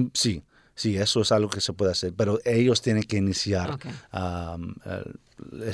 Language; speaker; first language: Spanish; early bilingual, heritage; Spanish